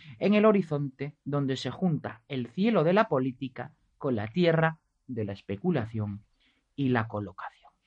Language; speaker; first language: Spanish; native; Spanish